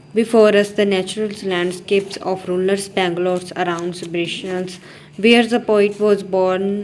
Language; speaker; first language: English; non-native, local second language; Punjabi